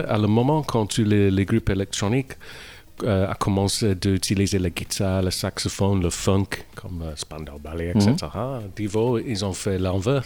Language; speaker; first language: French; non-native, learner; English